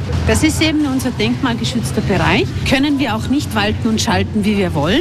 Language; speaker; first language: German; native; German